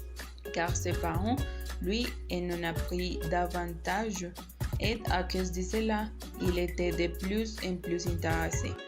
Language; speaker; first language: French; non-native, learner; Spanish